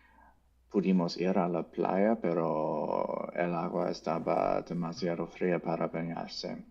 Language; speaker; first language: Spanish; non-native, learner; English